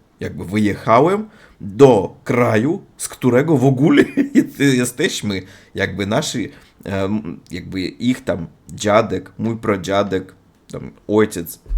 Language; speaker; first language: Polish; non-native, learner; Russian